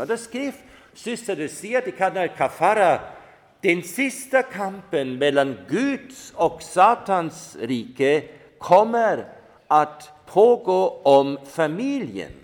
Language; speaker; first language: Swedish; non-native, fluent; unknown